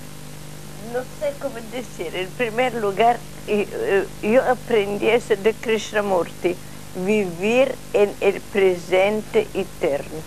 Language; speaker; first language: Spanish; non-native, learner; Russian